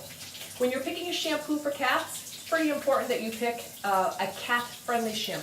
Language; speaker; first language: English; native; English